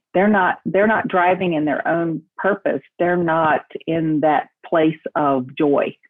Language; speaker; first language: English; native; English